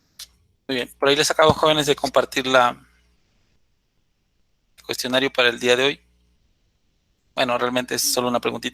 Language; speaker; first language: Spanish; native; Spanish